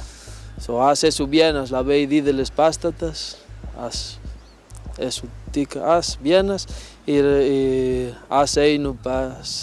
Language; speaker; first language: Lithuanian; non-native, learner; Spanish